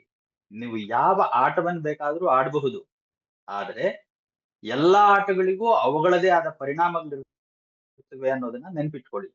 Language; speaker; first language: Kannada; native; Kannada